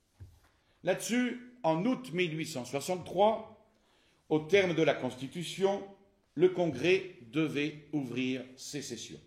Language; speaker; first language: French; native; French